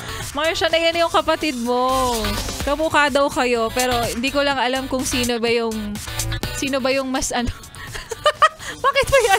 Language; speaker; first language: Filipino; native; Filipino